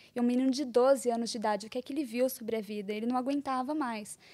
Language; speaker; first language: Portuguese; native; Portuguese